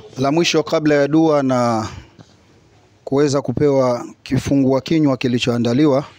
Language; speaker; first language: Swahili; native; Swahili